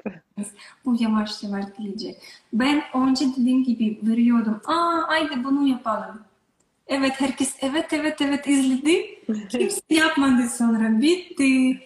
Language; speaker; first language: Turkish; non-native, learner; Russian